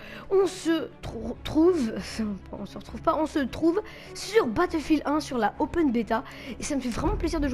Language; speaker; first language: French; native; French